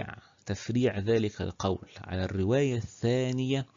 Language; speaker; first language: Arabic; native; Arabic